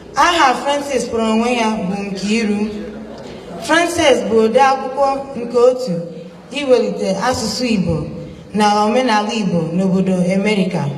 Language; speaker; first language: Igbo; early bilingual, heritage; Igbo